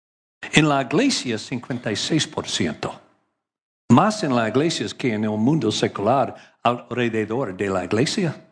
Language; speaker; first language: Spanish; non-native, learner; English